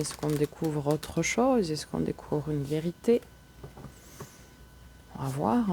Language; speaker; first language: French; native; French